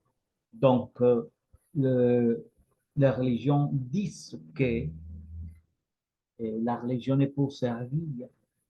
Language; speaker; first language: French; non-native, fluent; Spanish